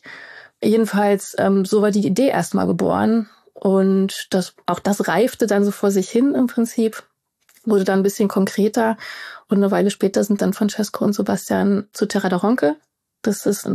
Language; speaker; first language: German; native; German